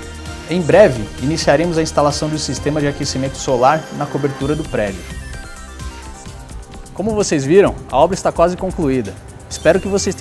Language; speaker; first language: Portuguese; native; Portuguese